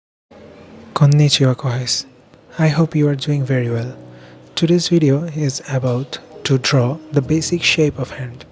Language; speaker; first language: English; non-native, fluent; Bangla